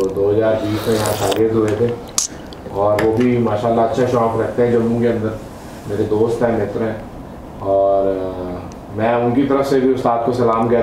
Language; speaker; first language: Hindi; native; Hindi